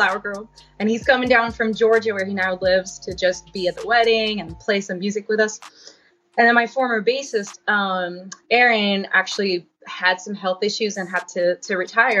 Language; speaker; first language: English; non-native, fluent; French